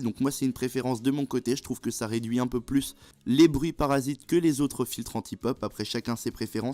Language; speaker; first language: French; native; French